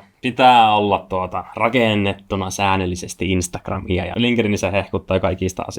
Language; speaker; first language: Finnish; native; Finnish